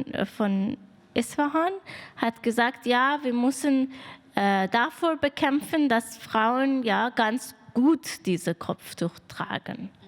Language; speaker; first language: German; non-native, fluent; Persian